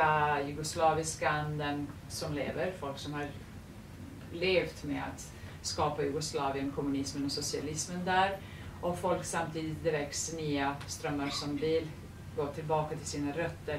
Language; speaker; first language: Swedish; non-native, fluent; Serbian